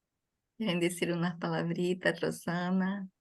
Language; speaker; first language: Spanish; non-native, fluent; Portuguese